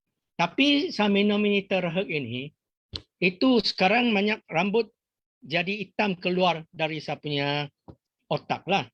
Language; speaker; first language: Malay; non-native, local second language; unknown